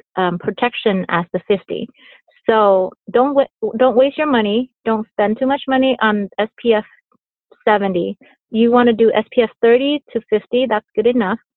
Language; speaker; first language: English; early bilingual, other home language; Vietnamese